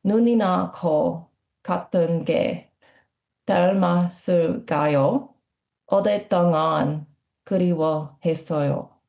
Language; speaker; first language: Korean; non-native, learner; English